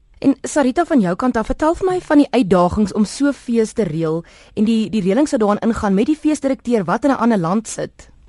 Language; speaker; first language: Afrikaans; native; Afrikaans